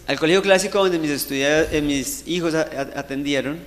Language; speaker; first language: Spanish; native; Spanish